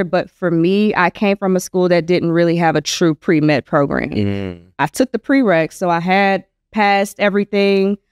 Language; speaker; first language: English; native; English